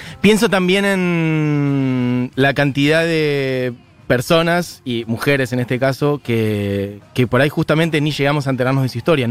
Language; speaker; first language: Spanish; native; Spanish